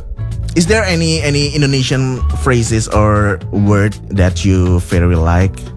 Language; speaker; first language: English; non-native, learner; Indonesian